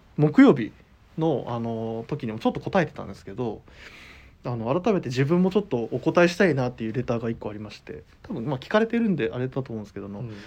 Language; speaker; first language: Japanese; native; Japanese